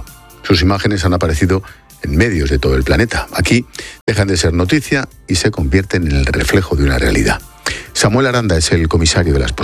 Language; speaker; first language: Spanish; native; Spanish